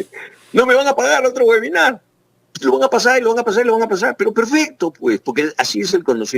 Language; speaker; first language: Spanish; native; Spanish